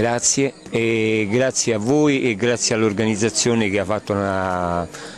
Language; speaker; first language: Italian; native; Italian